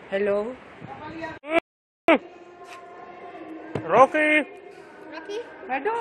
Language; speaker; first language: Hindi; native; Hindi